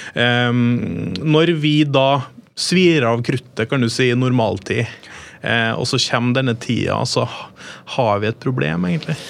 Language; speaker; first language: Norwegian; native; Norwegian